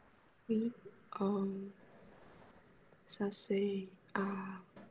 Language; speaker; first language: French; non-native, learner; Chinese